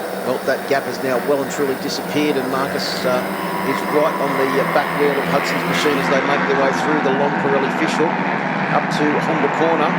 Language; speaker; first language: English; native; English